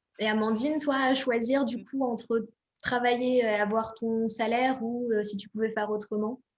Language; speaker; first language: French; native; French